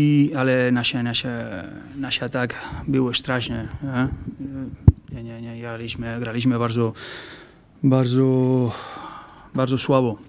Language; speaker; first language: Polish; non-native, learner; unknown